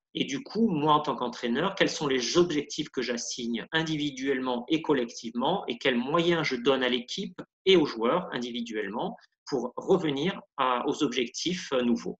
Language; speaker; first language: French; native; French